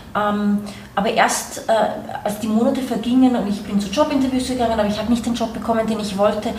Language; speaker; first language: German; native; German